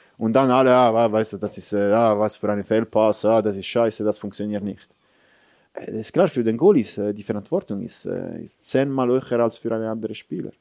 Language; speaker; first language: German; non-native, fluent; Italian